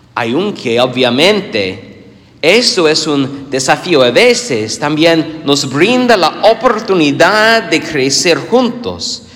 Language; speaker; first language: Spanish; non-native, fluent; English